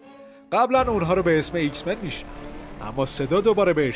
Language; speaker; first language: Persian; native; Persian